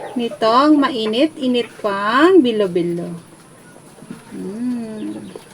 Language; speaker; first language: Filipino; non-native, local second language; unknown